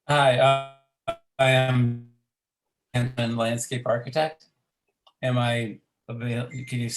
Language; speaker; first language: English; native; English